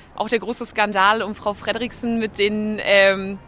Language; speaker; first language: German; native; German